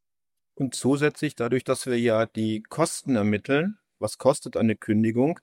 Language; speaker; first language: German; native; German